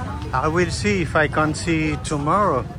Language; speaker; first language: English; non-native, learner; Dutch